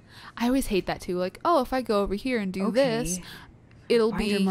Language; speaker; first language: English; native; English